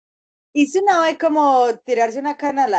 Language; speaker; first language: Portuguese; non-native, learner; Spanish